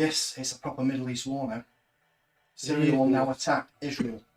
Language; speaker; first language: English; native; English